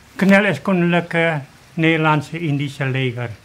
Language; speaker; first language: Dutch; early bilingual, other home language; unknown